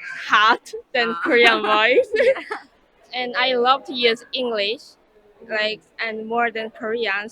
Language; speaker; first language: English; non-native, learner; Korean